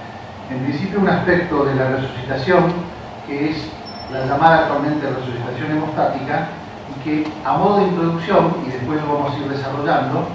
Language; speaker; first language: Spanish; native; Spanish